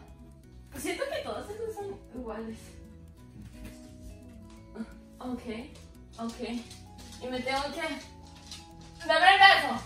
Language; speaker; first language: Spanish; early bilingual, heritage; Spanish